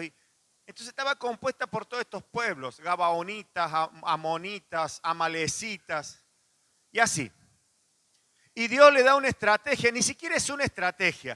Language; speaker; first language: Spanish; native; Spanish